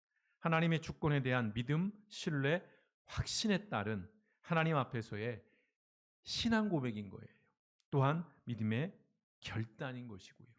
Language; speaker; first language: Korean; native; Korean